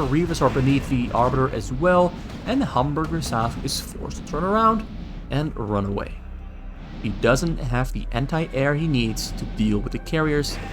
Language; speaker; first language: English; native; English